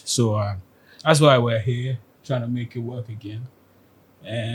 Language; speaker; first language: English; non-native, local second language; Akan